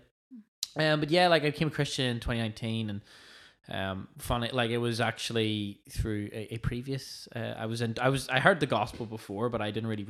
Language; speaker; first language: English; native; English